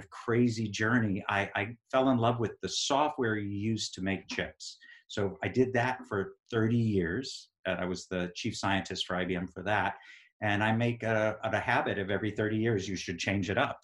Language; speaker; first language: English; native; English